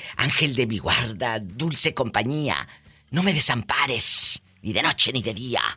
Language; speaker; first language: Spanish; native; Spanish